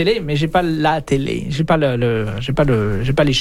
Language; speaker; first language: French; early bilingual, other home language; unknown